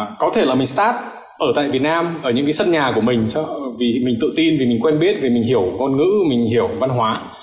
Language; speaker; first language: Vietnamese; early bilingual, heritage; Vietnamese